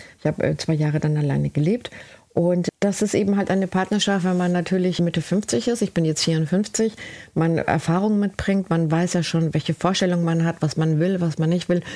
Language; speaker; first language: German; early bilingual, other home language; Spanish